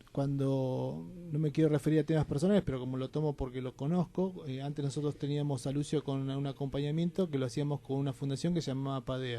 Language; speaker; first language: Spanish; native; Spanish